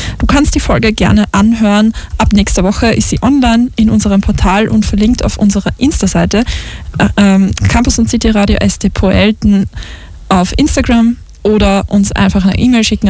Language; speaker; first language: German; native; German